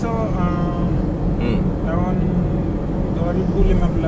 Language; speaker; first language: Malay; non-native, learner; Bangla